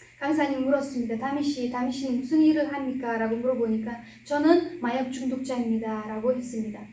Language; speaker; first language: Korean; non-native, fluent; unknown